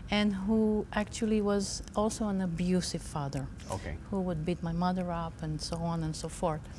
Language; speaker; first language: English; non-native, fluent; Romanian